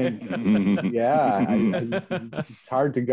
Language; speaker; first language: English; native; English